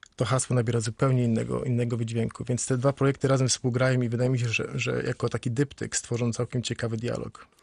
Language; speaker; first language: Polish; native; Polish